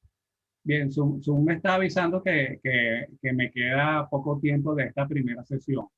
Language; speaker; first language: Spanish; native; Spanish